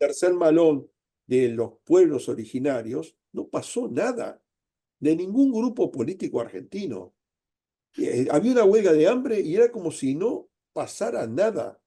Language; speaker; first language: Spanish; native; Spanish